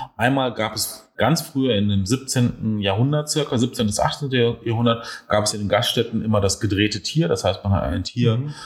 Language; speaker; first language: German; early bilingual, other home language; Turkish